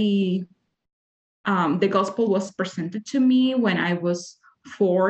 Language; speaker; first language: English; non-native, fluent; Spanish